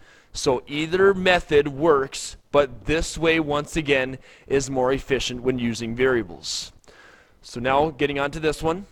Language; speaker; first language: English; native; English